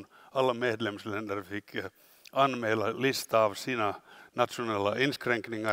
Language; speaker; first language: Swedish; non-native, local second language; Finnish